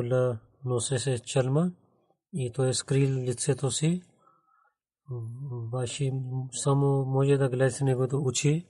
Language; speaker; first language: Bulgarian; non-native, learner; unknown